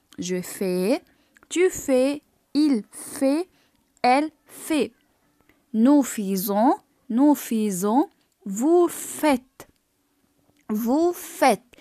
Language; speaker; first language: French; non-native, fluent; Arabic